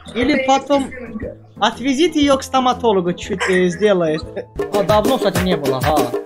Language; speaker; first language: Russian; non-native, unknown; Azerbaijani